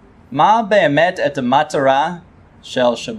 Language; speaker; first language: Hebrew; non-native, fluent; English